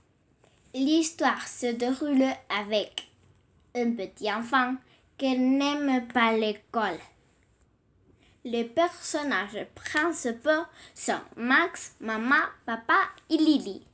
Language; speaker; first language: French; non-native, learner; Catalan